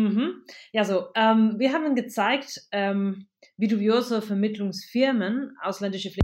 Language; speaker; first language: German; non-native, fluent; Spanish